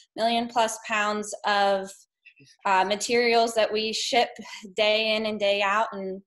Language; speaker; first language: English; native; English